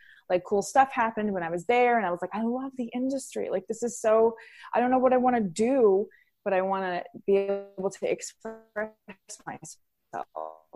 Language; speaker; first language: English; native; English